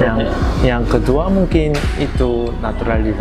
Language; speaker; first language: Indonesian; non-native, learner; Korean